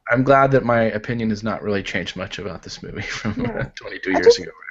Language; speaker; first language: English; native; English